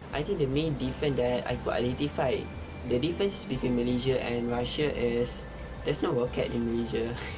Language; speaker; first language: English; non-native, local second language; Malay